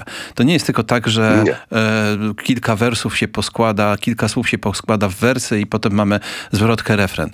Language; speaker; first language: Polish; native; Polish